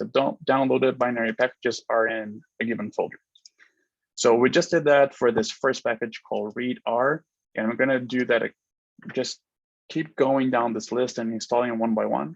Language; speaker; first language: English; non-native, fluent; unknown